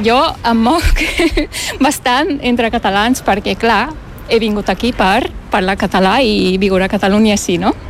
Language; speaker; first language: Catalan; non-native, fluent; Turkish